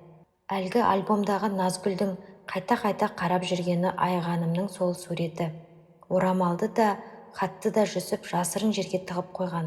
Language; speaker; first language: Kazakh; native; Kazakh